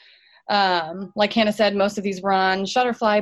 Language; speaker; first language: English; native; English